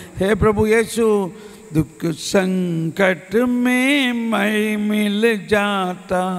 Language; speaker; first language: Hindi; non-native, local second language; Malayalam